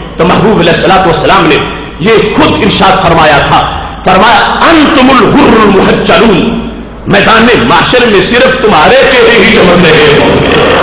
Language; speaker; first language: Urdu; non-native, local second language; Punjabi